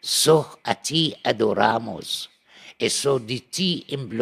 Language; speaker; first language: Portuguese; non-native, learner; Arabic